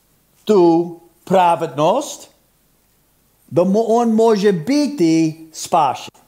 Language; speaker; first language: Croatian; non-native, fluent; English